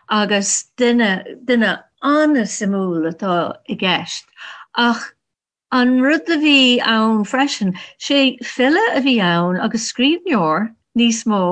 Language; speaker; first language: Irish; non-native, learner; English